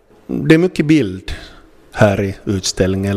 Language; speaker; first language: Swedish; non-native, local second language; Finnish